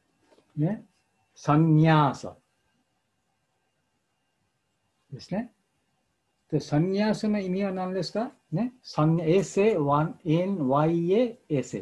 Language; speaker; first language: Japanese; non-native, fluent; Bangla